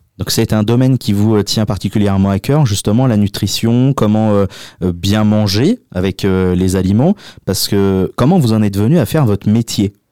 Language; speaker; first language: French; native; French